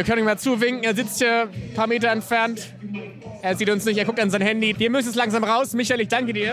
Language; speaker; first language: German; native; German